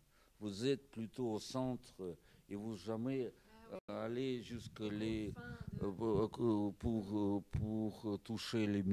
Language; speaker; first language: French; non-native, fluent; Russian